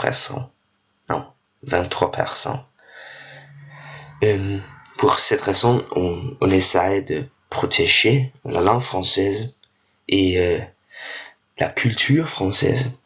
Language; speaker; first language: French; non-native, learner; Danish